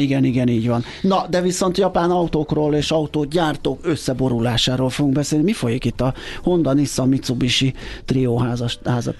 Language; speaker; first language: Hungarian; native; Hungarian